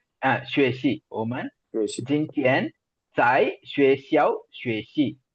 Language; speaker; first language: Chinese; non-native, fluent; Tamil